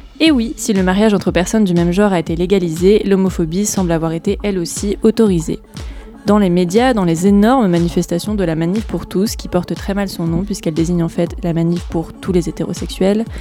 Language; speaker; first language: French; native; French